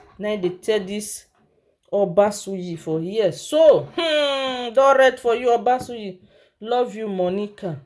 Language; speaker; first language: Nigerian Pidgin; non-native, local second language; Yoruba